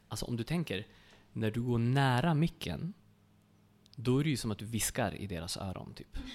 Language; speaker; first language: Swedish; early bilingual, other home language; Kurdish